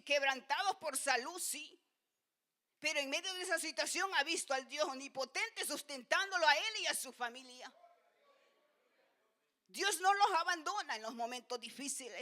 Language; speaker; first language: Spanish; native; Spanish